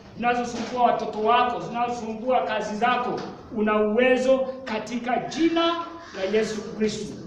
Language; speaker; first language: Swahili; non-native, local second language; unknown